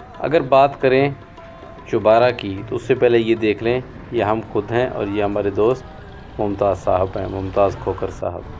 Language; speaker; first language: Urdu; non-native, local second language; Saraiki